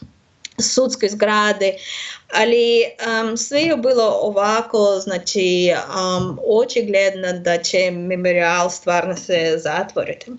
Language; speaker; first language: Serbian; non-native, learner; Russian